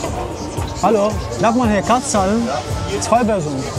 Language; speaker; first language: German; non-native, learner; Arabic